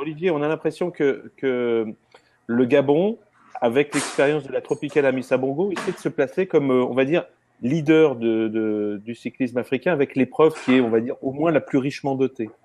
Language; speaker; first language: French; native; French